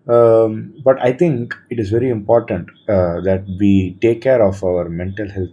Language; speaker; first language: English; non-native, local second language; Tamil